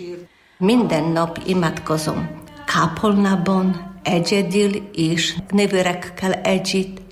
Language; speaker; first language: Hungarian; non-native, learner; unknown